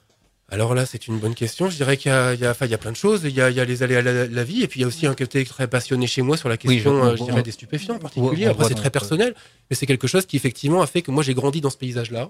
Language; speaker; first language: French; native; French